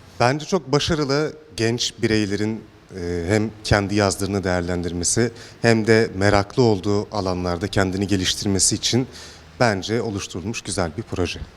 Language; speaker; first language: Turkish; native; Turkish